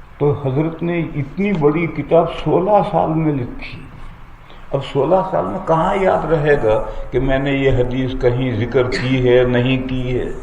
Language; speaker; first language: Urdu; non-native, local second language; Gujarati